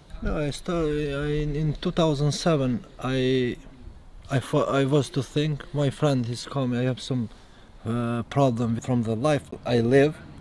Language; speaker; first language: English; non-native, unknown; Albanian